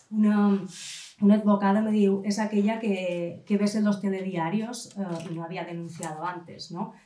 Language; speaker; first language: Spanish; non-native, local second language; Catalan